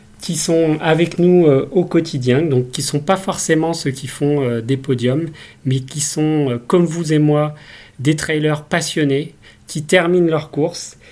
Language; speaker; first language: French; native; French